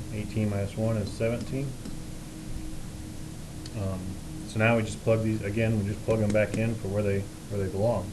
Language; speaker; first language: English; native; English